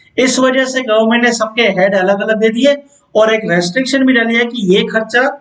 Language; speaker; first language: Hindi; non-native, local second language; Gujarati